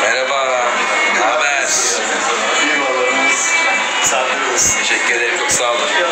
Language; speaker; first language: Turkish; native; Turkish